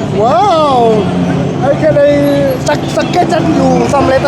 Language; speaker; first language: English; non-native, learner; Thai